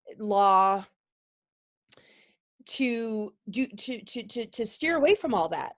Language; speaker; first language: English; native; English